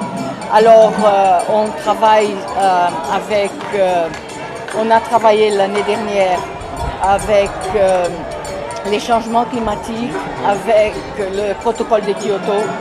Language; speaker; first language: French; non-native, fluent; Portuguese